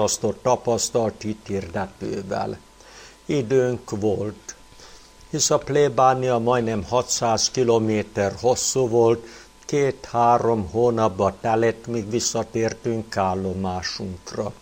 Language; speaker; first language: Hungarian; native; Hungarian